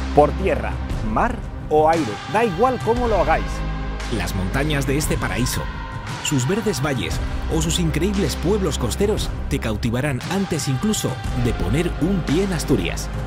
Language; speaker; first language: Spanish; native; Spanish